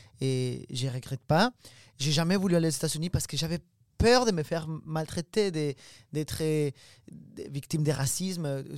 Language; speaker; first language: French; non-native, fluent; Spanish